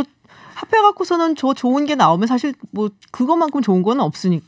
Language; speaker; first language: Korean; native; Korean